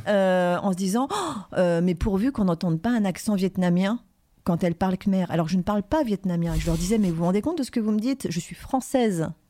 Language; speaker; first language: French; native; French